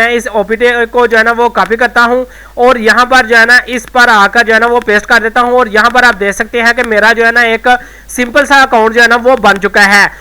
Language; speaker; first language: Urdu; non-native, local second language; Punjabi